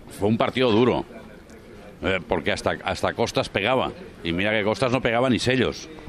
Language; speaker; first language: Spanish; non-native, local second language; Catalan